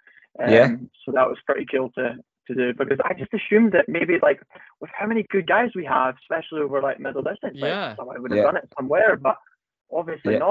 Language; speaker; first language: English; native; English